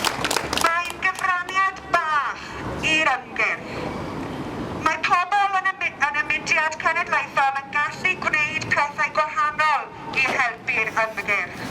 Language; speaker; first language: Welsh; non-native, local second language; English